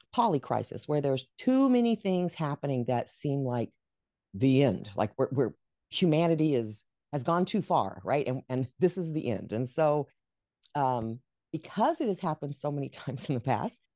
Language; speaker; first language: English; native; English